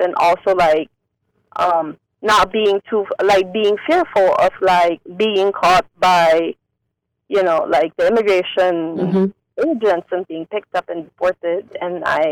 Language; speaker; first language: English; non-native, local second language; Filipino